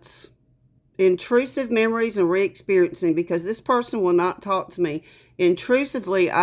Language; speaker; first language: English; native; English